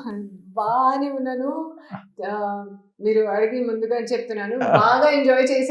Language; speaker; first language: Telugu; non-native, local second language; Hindi